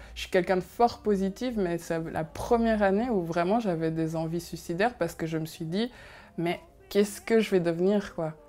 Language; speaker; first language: French; early bilingual, other home language; Kinyarwanda